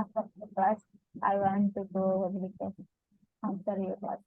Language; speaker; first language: English; non-native, learner; Indonesian